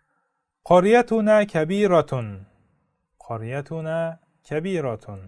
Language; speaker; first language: Arabic; non-native, fluent; Uzbek